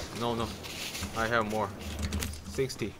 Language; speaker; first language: English; non-native, learner; Korean